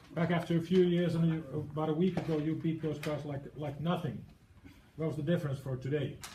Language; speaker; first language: English; non-native, fluent; Finnish